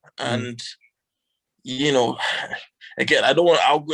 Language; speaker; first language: English; non-native, local second language; Hausa